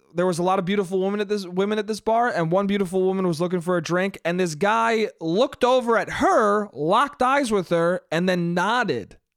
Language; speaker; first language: English; native; English